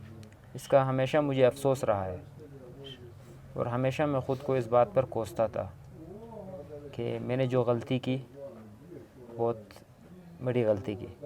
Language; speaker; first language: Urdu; non-native, local second language; Pashto